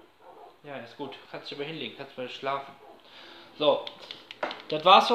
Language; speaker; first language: German; native; German